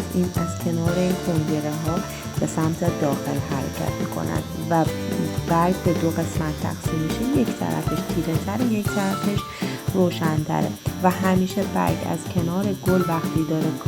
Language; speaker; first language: Persian; native; Persian